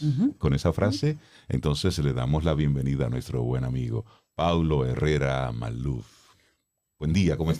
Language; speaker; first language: Spanish; native; Spanish